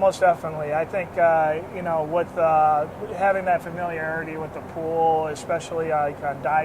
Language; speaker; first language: English; native; English